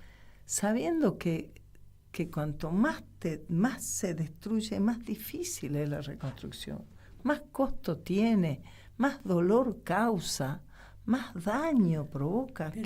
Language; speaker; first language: Spanish; native; Spanish